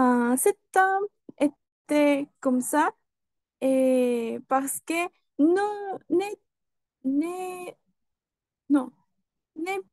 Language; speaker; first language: French; non-native, learner; Spanish